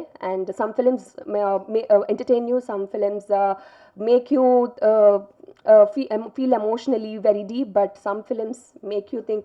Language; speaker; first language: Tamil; non-native, local second language; Telugu